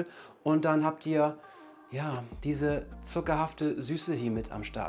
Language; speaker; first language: German; native; German